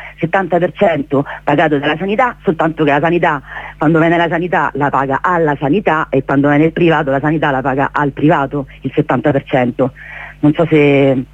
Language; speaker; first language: Italian; native; Italian